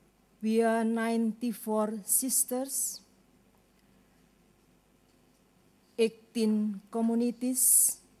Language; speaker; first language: English; non-native, learner; Indonesian